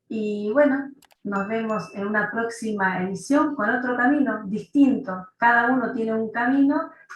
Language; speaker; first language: Spanish; native; Spanish